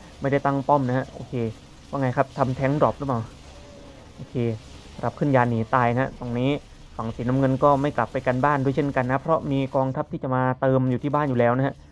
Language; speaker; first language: Thai; native; Thai